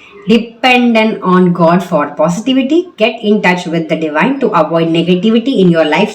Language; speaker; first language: English; non-native, local second language; Malayalam